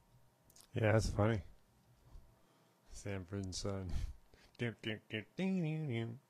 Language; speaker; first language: English; native; English